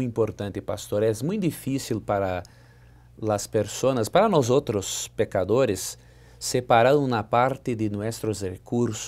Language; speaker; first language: Spanish; non-native, learner; Portuguese